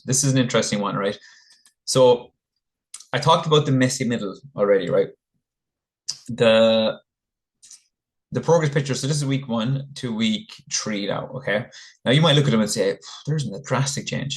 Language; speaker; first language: English; native; English